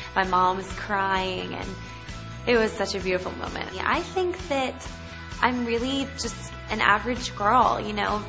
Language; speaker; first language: English; native; English